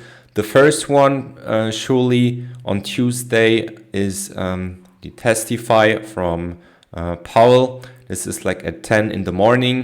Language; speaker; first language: English; non-native, fluent; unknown